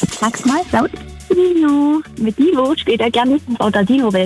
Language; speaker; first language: German; native; German